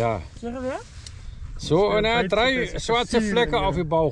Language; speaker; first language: German; non-native, learner; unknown